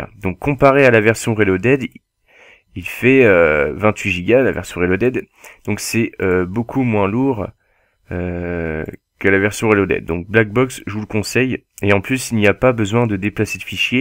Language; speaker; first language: French; native; French